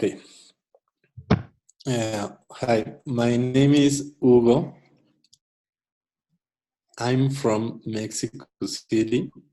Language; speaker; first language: English; non-native, learner; Spanish